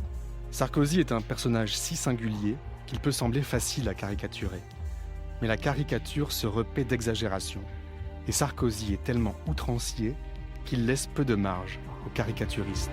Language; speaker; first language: French; native; French